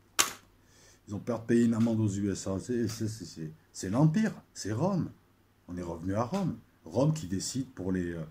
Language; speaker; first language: French; native; French